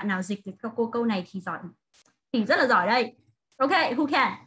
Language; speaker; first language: Vietnamese; native; Vietnamese